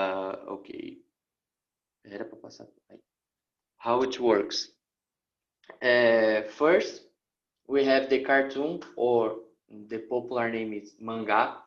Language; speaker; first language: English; non-native, learner; Portuguese